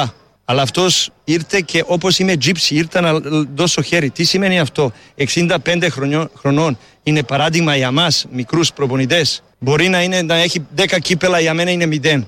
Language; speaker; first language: Greek; non-native, learner; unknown